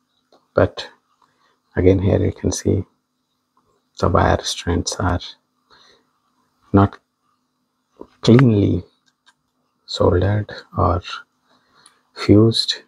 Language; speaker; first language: English; non-native, fluent; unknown